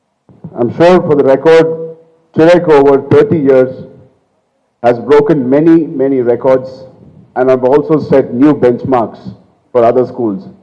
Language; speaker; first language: English; non-native, local second language; Telugu